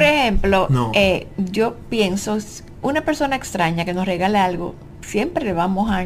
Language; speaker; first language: Spanish; native; Spanish